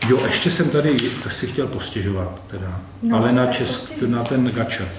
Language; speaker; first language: Czech; native; Czech